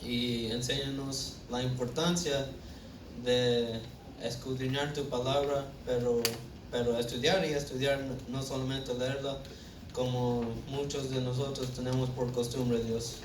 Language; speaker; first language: Spanish; early bilingual, heritage; Spanish